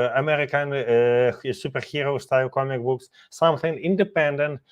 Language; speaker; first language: English; non-native, fluent; Ukrainian